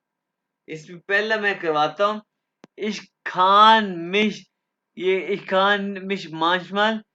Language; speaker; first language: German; non-native, learner; Urdu